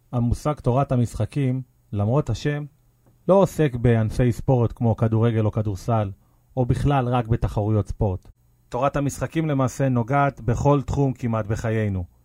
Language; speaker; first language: Hebrew; native; Hebrew